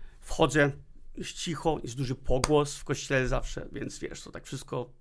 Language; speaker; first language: Polish; early bilingual, heritage; Polish